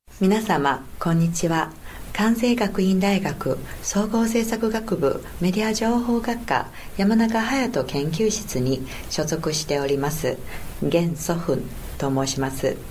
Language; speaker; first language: Japanese; non-native, fluent; Chinese